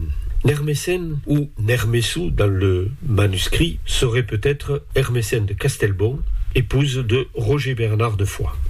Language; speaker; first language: French; native; French